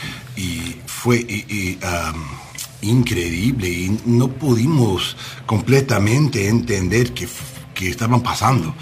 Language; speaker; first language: Spanish; non-native, learner; English